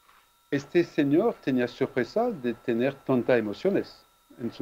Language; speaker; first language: Spanish; non-native, fluent; French